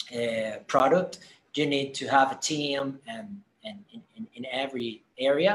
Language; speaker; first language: English; non-native, fluent; Spanish